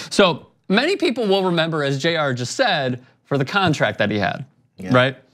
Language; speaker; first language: English; native; English